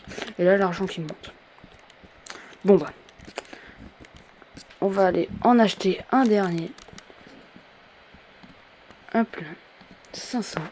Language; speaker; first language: French; native; French